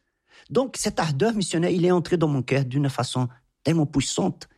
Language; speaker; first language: French; non-native, fluent; Portuguese